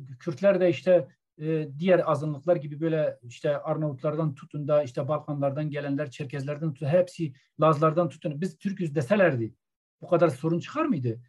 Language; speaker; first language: Turkish; non-native, local second language; Zaza